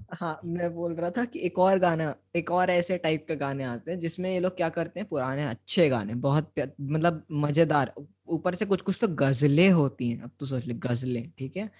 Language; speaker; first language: Hindi; native; Hindi